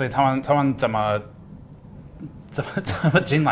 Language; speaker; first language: Chinese; non-native, learner; English